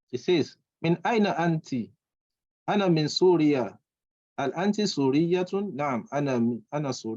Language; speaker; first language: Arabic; non-native, fluent; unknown